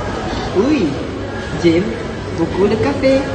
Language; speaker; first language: French; non-native, learner; Malay